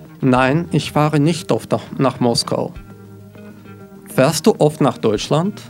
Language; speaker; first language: German; non-native, fluent; Russian